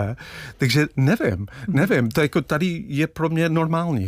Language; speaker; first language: Czech; non-native, fluent; English